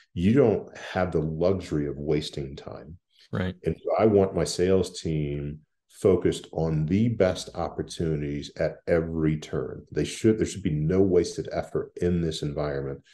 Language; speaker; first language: English; native; English